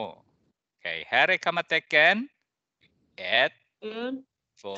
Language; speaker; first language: Swedish; non-native, fluent; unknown